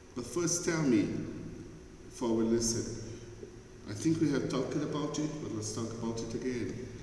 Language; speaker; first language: English; non-native, fluent; Portuguese